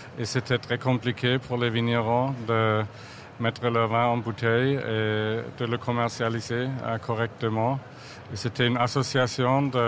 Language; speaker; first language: French; non-native, fluent; German